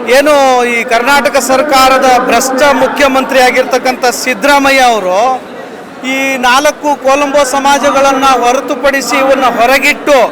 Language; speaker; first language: Kannada; native; Kannada